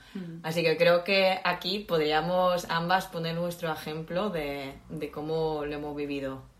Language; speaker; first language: Spanish; non-native, fluent; Polish